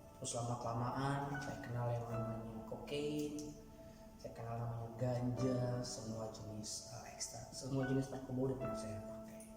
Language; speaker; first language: Indonesian; native; Indonesian